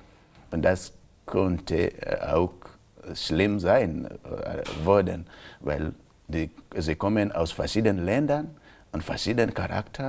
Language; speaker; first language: German; non-native, local second language; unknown